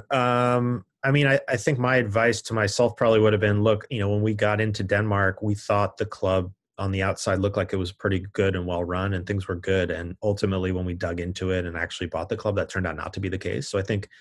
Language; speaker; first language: English; native; English